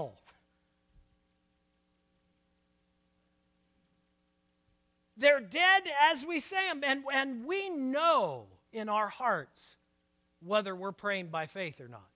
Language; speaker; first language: English; native; English